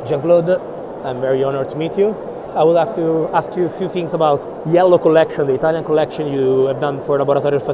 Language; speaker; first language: English; non-native, fluent; Italian